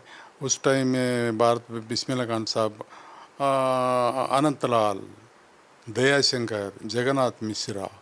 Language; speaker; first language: Hindi; non-native, local second language; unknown